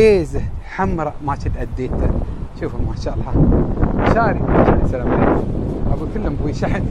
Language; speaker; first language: Arabic; native; Arabic